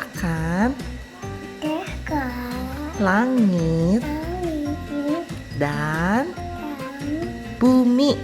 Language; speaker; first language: Indonesian; native; Indonesian